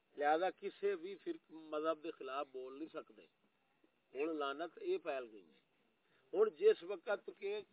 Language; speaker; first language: Urdu; non-native, local second language; Punjabi